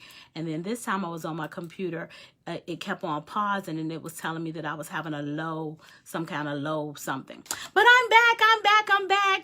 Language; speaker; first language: English; native; English